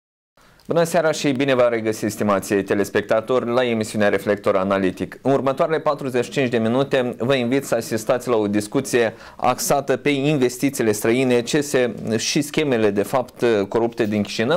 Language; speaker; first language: Romanian; native; Romanian